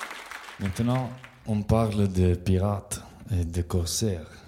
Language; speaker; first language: French; non-native, learner; Italian